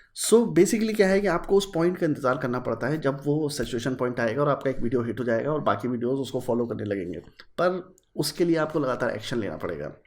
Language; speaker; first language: Hindi; native; Hindi